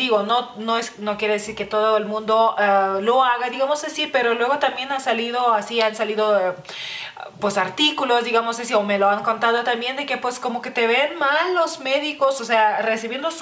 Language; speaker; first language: Spanish; non-native, fluent; Lithuanian